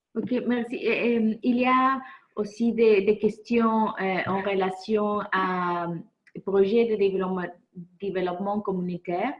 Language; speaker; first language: French; non-native, fluent; Spanish